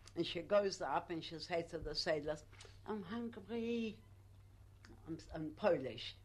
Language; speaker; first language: English; non-native, learner; Polish